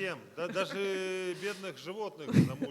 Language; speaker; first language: Russian; native; Russian